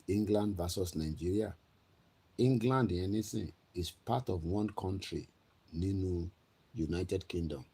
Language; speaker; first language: English; non-native, local second language; Yoruba